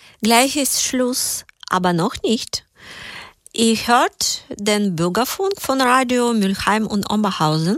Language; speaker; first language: German; native; German